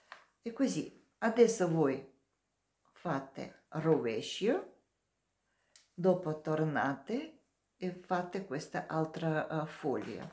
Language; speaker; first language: Italian; non-native, learner; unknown